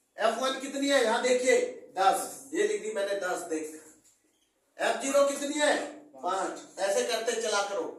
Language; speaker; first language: Hindi; native; Hindi